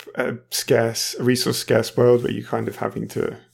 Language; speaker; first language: English; native; English